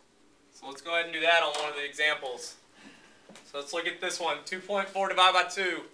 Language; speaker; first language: English; native; English